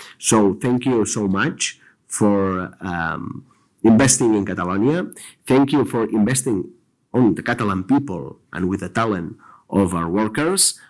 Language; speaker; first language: English; non-native, fluent; Catalan